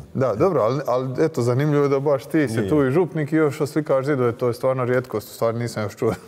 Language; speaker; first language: Croatian; native; Croatian